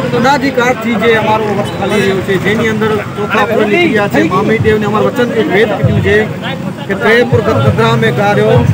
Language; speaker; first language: Gujarati; non-native, local second language; Kachhi